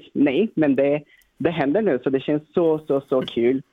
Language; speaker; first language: Swedish; non-native, fluent; Portuguese